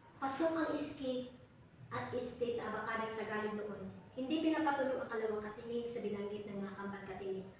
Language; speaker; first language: Filipino; non-native, local second language; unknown